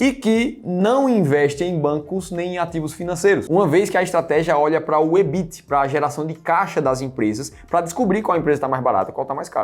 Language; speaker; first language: Portuguese; native; Portuguese